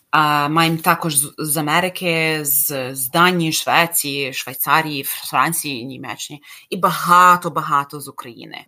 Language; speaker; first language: Ukrainian; early bilingual, heritage; Ukrainian